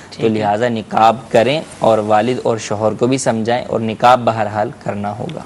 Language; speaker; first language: Urdu; native; Urdu